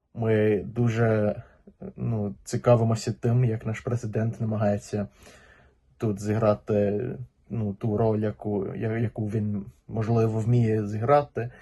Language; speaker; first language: Ukrainian; non-native, fluent; Finnish